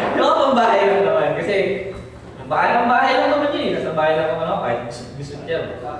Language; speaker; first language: Filipino; native; Filipino